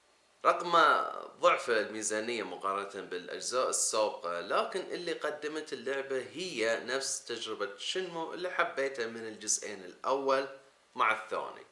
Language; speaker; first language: Arabic; native; Arabic